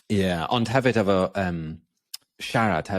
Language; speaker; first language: Welsh; non-native, local second language; English